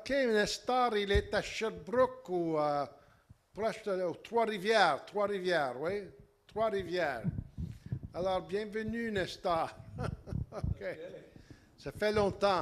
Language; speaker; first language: French; native; French